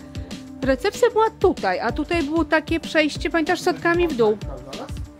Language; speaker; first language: Polish; native; Polish